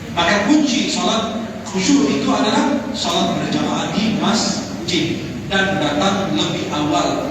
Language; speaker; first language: Indonesian; non-native, fluent; Arabic